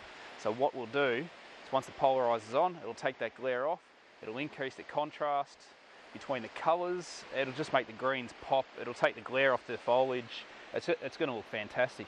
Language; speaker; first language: English; native; English